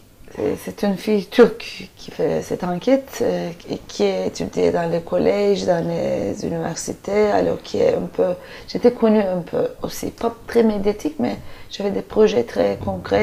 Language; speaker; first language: French; non-native, fluent; Turkish